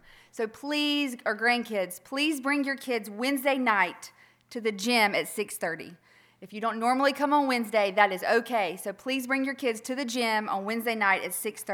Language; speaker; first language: English; native; English